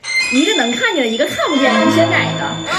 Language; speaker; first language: Chinese; native; Chinese